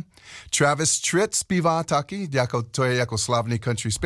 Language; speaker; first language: Czech; non-native, learner; English